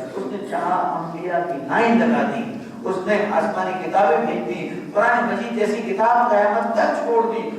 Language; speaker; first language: Urdu; non-native, local second language; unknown